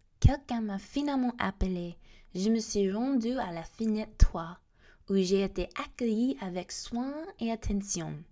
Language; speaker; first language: French; non-native, fluent; English